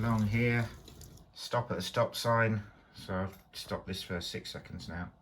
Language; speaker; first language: English; native; English